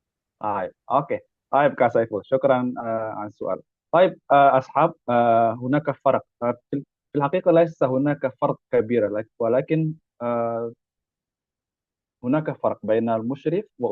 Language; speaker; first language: Arabic; non-native, fluent; Indonesian